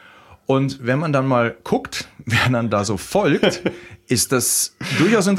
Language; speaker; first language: German; native; German